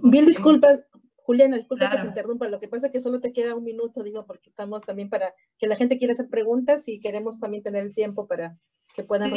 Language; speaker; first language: Spanish; native; Spanish